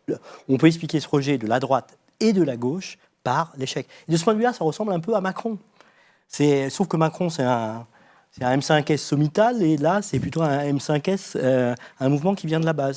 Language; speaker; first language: French; native; French